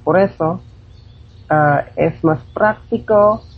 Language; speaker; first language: Spanish; non-native, fluent; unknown